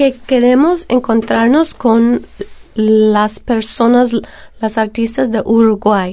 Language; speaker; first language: Spanish; non-native, fluent; English